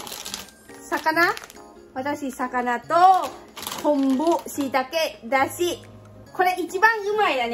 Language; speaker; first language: Japanese; non-native, learner; Lao